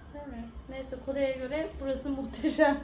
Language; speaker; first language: Turkish; native; Turkish